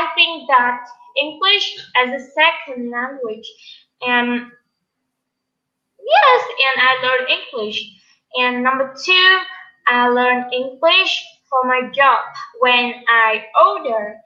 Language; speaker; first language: English; non-native, learner; Vietnamese